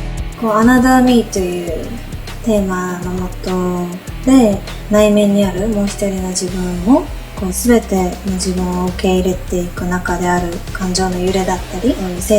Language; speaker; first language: Japanese; native; Japanese